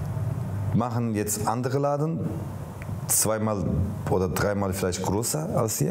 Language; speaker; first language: German; non-native, learner; Turkish